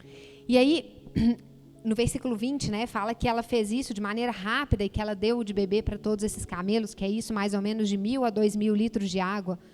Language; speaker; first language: Portuguese; native; Portuguese